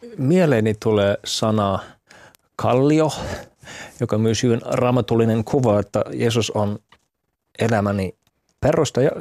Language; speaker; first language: Finnish; non-native, fluent; German